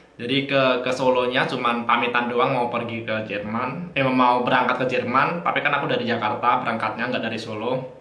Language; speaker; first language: Indonesian; native; Indonesian